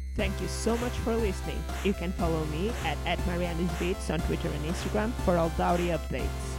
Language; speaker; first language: English; non-native, fluent; Portuguese